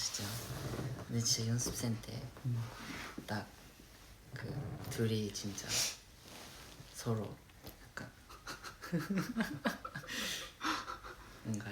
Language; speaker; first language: Korean; non-native, fluent; Japanese